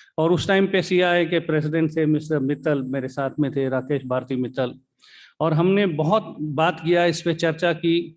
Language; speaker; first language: Hindi; native; Hindi